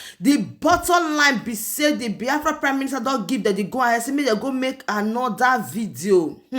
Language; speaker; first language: Nigerian Pidgin; non-native, local second language; Igbo